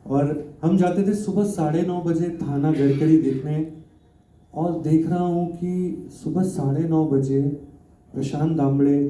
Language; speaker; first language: Hindi; non-native, local second language; Gujarati